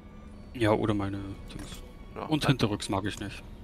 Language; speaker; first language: German; native; German